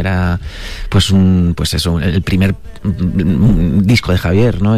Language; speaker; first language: Spanish; native; Spanish